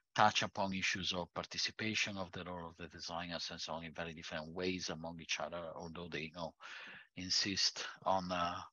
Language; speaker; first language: English; non-native, fluent; Italian